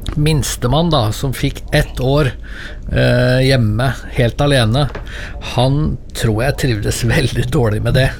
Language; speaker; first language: Norwegian; native; Norwegian